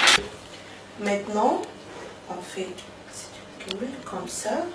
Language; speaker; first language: French; non-native, local second language; Arabic